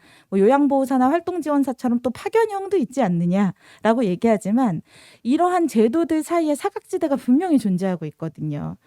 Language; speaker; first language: Korean; native; Korean